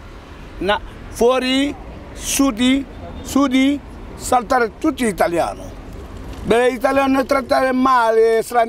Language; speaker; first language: Italian; non-native, learner; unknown